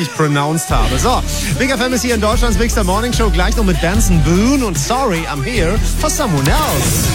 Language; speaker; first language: German; native; German